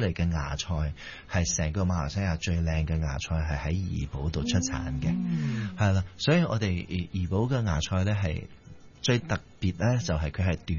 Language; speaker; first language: Cantonese; early bilingual, heritage; Cantonese